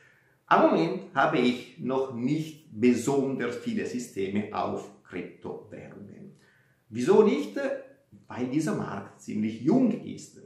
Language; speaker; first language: German; non-native, fluent; Italian